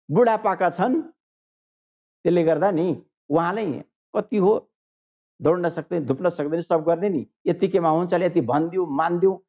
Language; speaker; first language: Nepali; non-native, local second language; Maithili